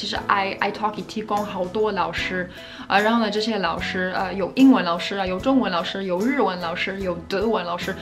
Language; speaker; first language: Chinese; non-native, fluent; English